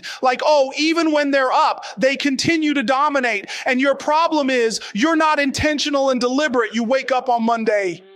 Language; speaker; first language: English; native; English